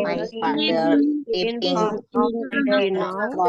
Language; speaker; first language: English; non-native, learner; Indonesian